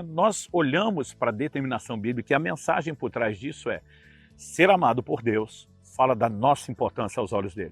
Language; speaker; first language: Portuguese; native; Portuguese